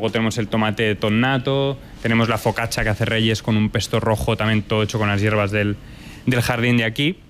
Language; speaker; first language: Spanish; native; Spanish